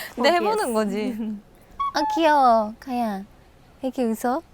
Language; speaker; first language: Korean; non-native, fluent; Japanese